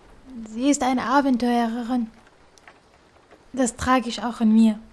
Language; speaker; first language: German; non-native, fluent; Kurdish